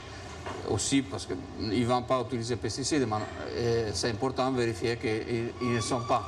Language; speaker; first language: French; non-native, fluent; Italian